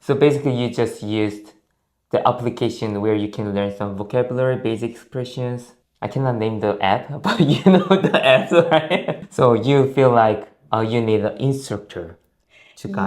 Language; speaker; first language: English; non-native, fluent; Korean